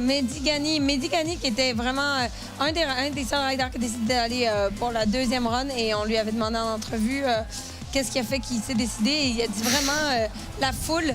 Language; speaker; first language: French; native; French